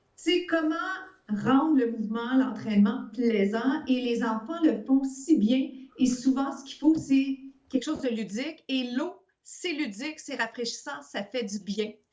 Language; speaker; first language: French; early bilingual, other home language; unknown